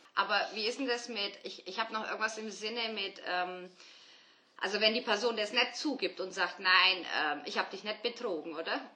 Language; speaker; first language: German; early bilingual, other home language; Turkish